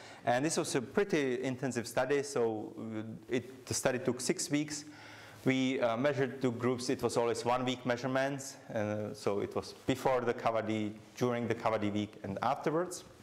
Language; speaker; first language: English; non-native, fluent; Czech